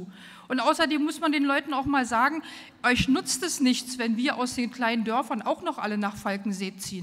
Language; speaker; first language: German; native; German